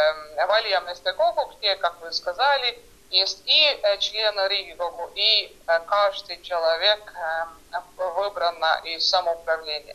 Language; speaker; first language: Russian; non-native, fluent; Estonian